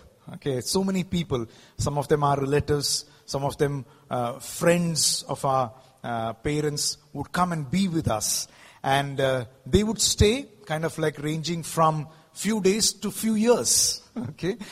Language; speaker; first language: English; non-native, local second language; Malayalam